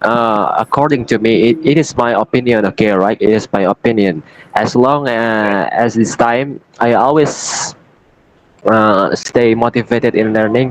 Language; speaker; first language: English; non-native, learner; Indonesian